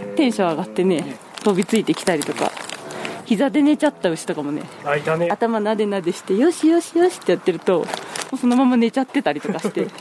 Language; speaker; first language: Japanese; native; Japanese